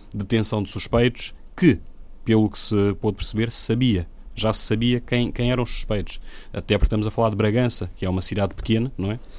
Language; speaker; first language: Portuguese; non-native, local second language; Upper Guinea Crioulo